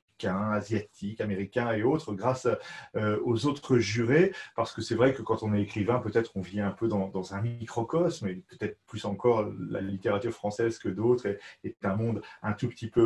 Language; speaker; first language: French; native; French